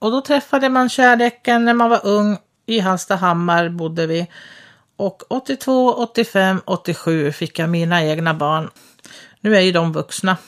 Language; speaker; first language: Swedish; early bilingual, other home language; Finnish